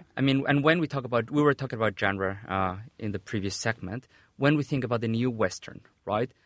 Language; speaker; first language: English; non-native, fluent; Spanish